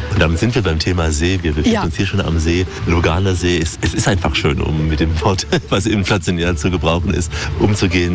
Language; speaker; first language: German; native; German